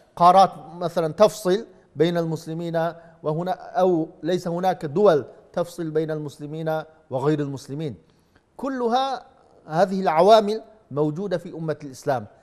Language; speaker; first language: Arabic; non-native, fluent; Uyghur